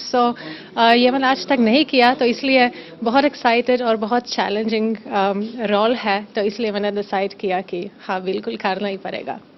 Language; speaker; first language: Hindi; non-native, learner; German